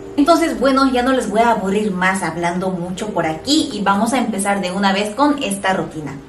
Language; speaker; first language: Spanish; non-native, fluent; Korean